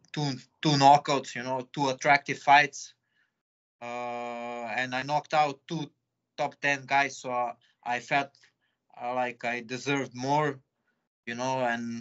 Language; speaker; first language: English; non-native, fluent; Serbian